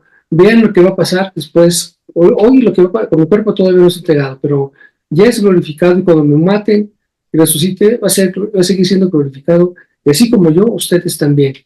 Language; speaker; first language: Spanish; native; Spanish